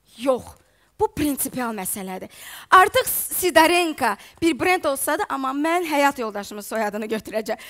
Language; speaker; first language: Azerbaijani; non-native, fluent; Ukrainian